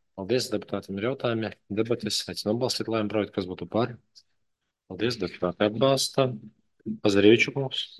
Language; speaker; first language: Latvian; native; Latvian